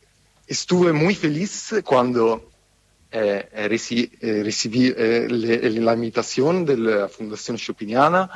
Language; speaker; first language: Spanish; non-native, learner; Italian